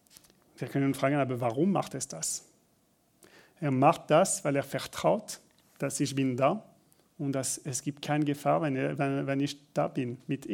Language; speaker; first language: German; non-native, learner; French